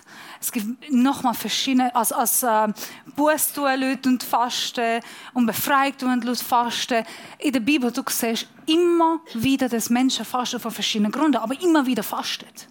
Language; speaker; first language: German; non-native, fluent; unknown